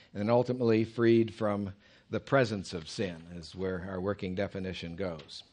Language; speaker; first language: English; native; English